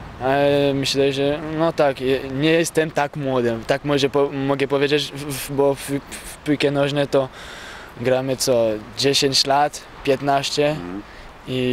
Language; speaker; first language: Polish; early bilingual, heritage; French